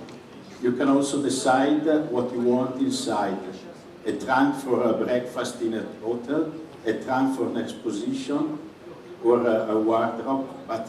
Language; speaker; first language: English; non-native, fluent; Italian